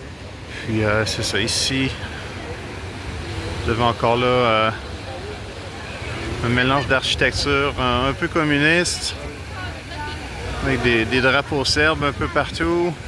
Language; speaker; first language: French; native; French